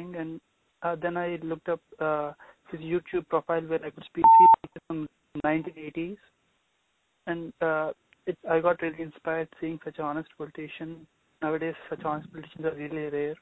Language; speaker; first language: English; non-native, local second language; Telugu